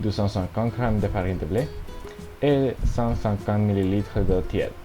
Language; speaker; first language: French; non-native, learner; Spanish